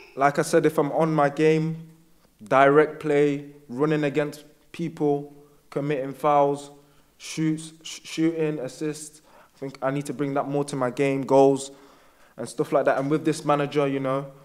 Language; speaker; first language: English; native; English